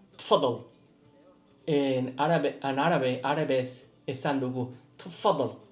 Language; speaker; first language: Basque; non-native, learner; English